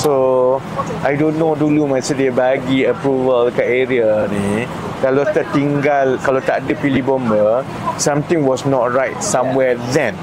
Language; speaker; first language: Malay; native; Malay